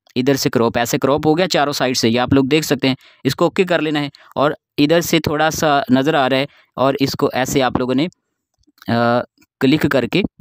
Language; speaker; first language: Urdu; non-native, local second language; Sindhi